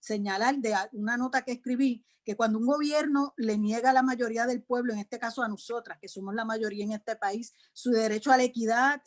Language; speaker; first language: Spanish; native; Spanish